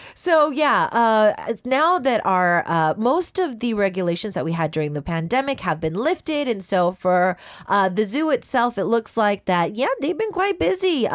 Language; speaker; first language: English; early bilingual, other home language; Korean